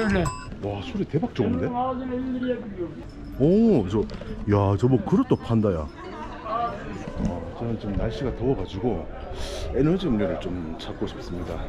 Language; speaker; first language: Korean; native; Korean